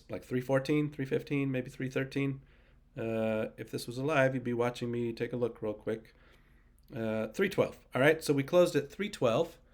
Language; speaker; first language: English; native; English